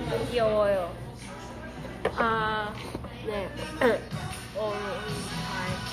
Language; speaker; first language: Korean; non-native, learner; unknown